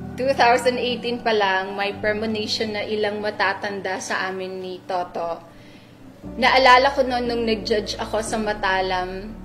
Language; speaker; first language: Filipino; non-native, local second language; Maguindanaon